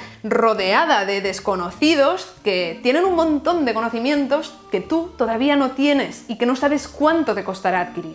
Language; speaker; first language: Spanish; native; Spanish